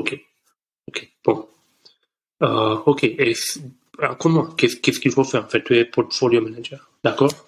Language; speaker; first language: French; non-native, learner; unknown